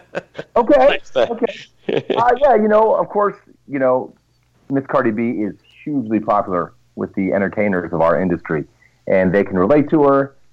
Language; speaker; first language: English; native; English